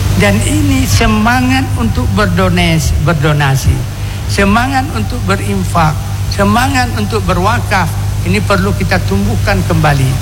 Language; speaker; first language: Indonesian; non-native, local second language; Achinese